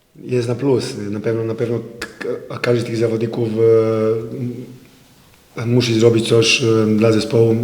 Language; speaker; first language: Polish; non-native, fluent; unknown